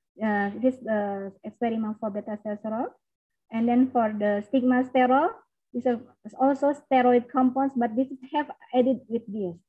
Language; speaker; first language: English; non-native, learner; Indonesian